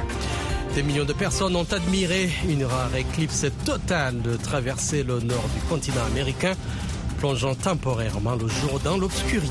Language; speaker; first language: French; non-native, local second language; Rundi